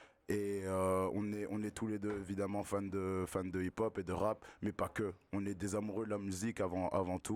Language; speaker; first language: French; native; French